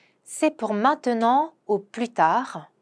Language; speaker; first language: French; non-native, fluent; Korean